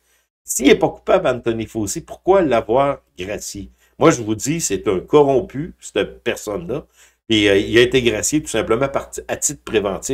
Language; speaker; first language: French; native; French